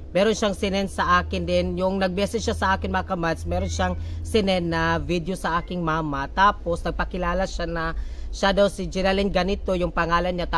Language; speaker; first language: Filipino; non-native, local second language; Cebuano